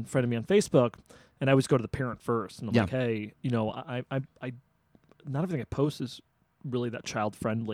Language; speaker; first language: English; native; English